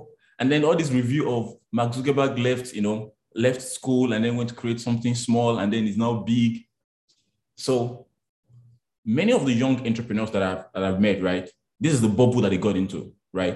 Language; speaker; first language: English; non-native, local second language; Yoruba